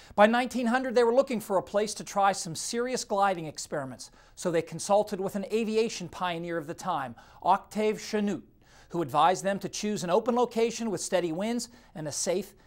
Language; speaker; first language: English; native; English